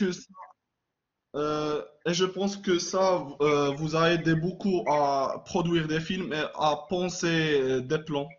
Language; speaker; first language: French; non-native, local second language; Arabic